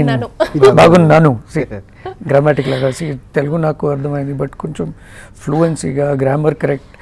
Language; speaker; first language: Telugu; non-native, learner; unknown